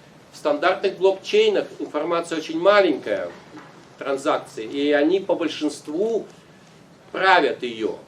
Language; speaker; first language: Russian; native; Russian